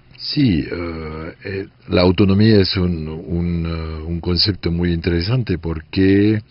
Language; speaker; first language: Spanish; non-native, fluent; French